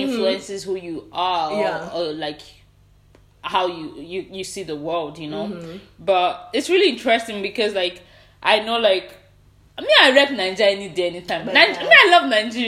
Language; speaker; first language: English; non-native, local second language; Yoruba